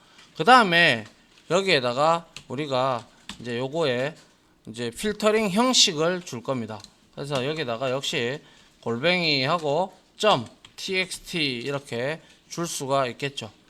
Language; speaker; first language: Korean; native; Korean